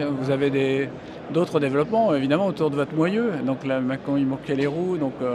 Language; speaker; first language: French; native; French